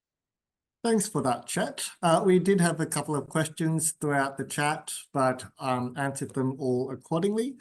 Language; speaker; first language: English; native; English